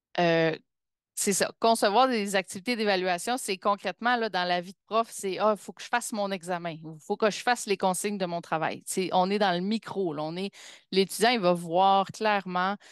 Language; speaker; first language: French; native; French